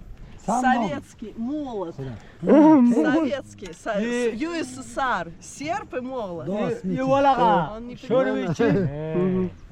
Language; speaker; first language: Russian; native; Russian